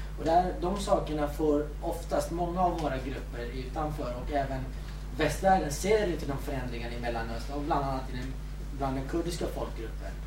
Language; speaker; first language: Swedish; early bilingual, other home language; Kurdish